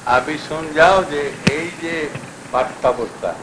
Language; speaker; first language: Bangla; native; Bangla